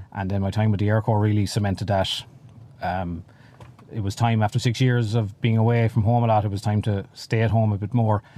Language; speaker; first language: English; native; English